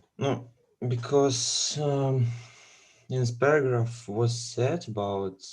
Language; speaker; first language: English; non-native, learner; Russian